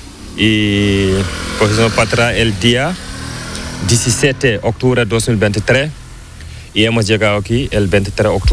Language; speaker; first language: Spanish; non-native, learner; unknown